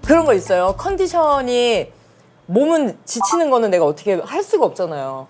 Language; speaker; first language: Korean; native; Korean